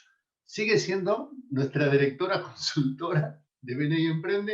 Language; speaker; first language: Spanish; native; Spanish